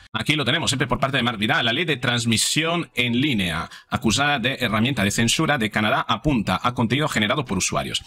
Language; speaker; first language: Spanish; non-native, fluent; Italian